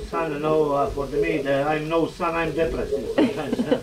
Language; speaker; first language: English; non-native, learner; Croatian